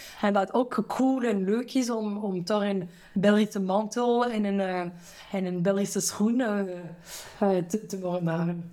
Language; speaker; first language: Dutch; non-native, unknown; French